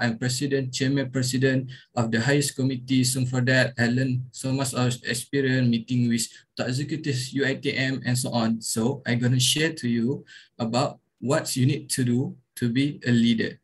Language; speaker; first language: English; non-native, local second language; Malay